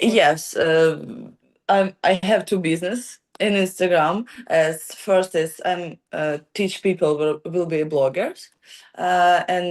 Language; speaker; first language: English; non-native, learner; Ukrainian